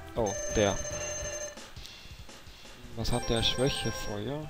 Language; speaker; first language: German; native; German